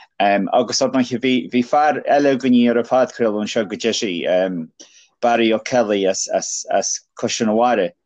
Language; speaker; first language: Irish; native; Irish